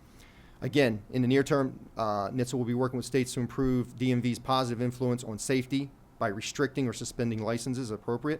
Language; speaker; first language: English; native; English